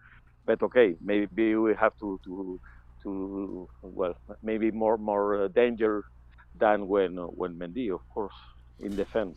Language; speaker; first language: English; non-native, fluent; Spanish